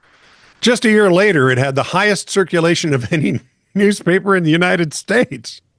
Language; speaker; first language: English; native; English